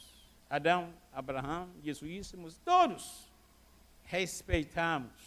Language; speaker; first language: Portuguese; non-native, fluent; Arabic